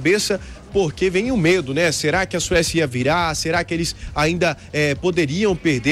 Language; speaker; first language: Portuguese; native; Portuguese